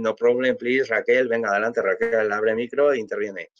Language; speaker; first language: Spanish; native; Spanish